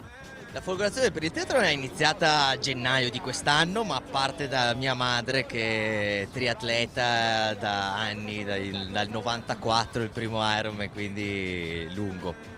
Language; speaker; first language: Italian; native; Italian